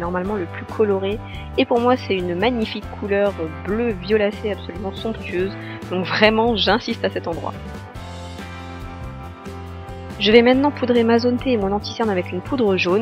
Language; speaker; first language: French; native; French